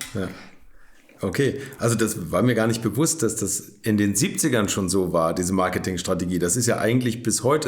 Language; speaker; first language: German; native; German